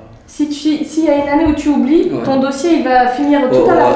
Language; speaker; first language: French; native; French